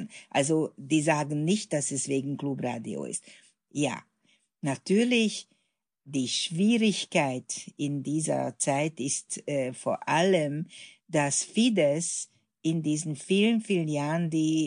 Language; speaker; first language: German; non-native, fluent; Hungarian